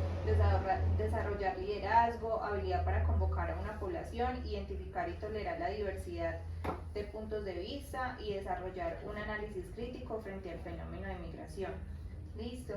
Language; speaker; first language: Spanish; native; Spanish